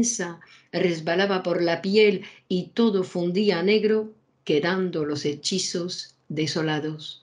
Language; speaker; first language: Spanish; native; Spanish